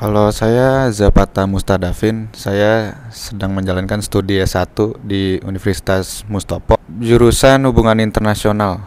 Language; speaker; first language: Indonesian; native; Indonesian